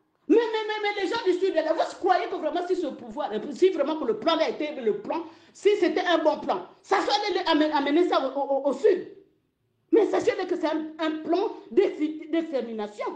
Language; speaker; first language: French; non-native, local second language; Lingala